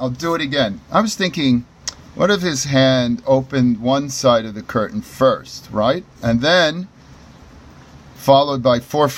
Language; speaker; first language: English; native; English